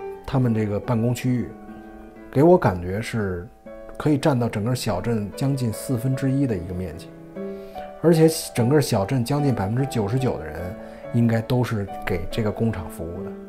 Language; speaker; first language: Chinese; native; Chinese